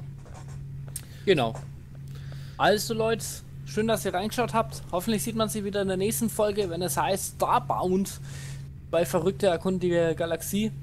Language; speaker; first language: German; native; German